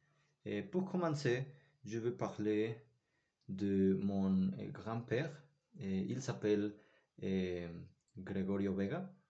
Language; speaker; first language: French; non-native, learner; Spanish